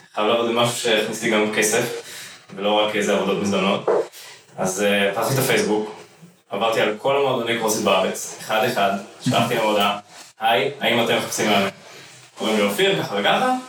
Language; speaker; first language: Hebrew; native; Hebrew